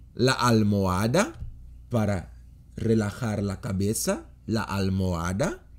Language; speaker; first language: Spanish; non-native, fluent; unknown